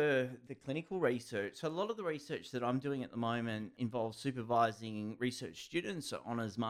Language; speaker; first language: English; native; English